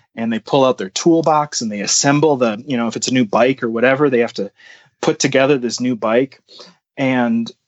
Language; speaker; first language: English; native; English